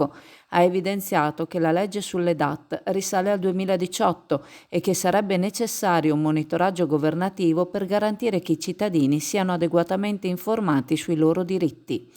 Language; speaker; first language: Italian; native; Italian